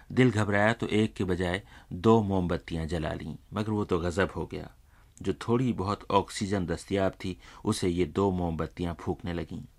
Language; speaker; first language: Urdu; native; Urdu